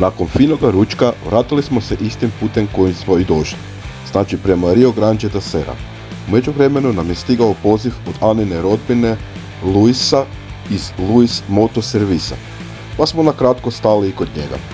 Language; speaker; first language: Croatian; native; Croatian